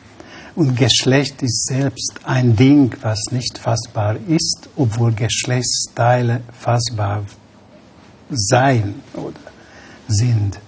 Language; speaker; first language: German; non-native, fluent; Hungarian